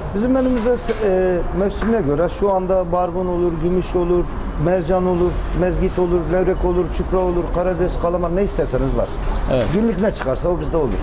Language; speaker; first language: Turkish; native; Turkish